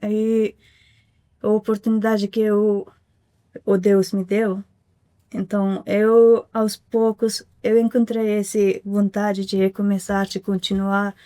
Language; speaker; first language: Portuguese; non-native, fluent; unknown